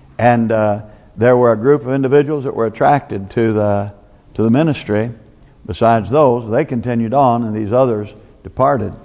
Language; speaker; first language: English; native; English